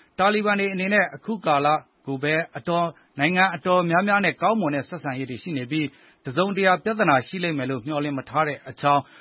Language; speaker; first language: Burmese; native; Burmese